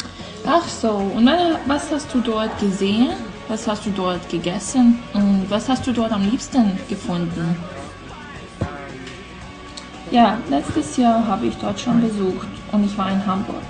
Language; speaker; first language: German; non-native, learner; Russian